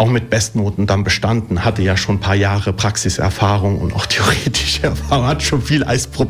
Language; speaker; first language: German; early bilingual, other home language; Italian